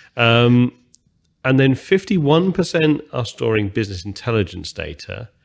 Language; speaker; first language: English; native; English